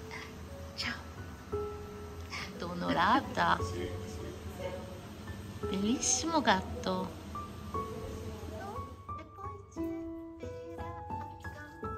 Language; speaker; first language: Italian; non-native, learner; Japanese